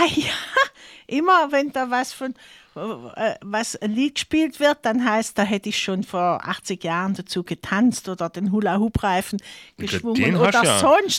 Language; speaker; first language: German; native; German